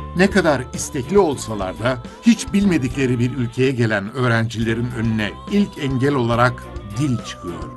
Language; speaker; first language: Turkish; native; Turkish